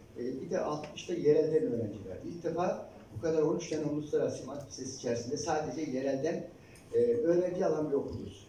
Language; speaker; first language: Turkish; native; Turkish